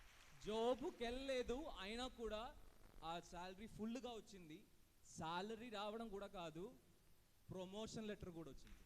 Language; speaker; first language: Telugu; non-native, fluent; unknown